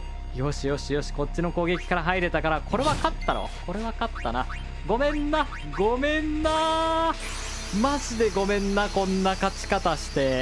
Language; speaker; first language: Japanese; native; Japanese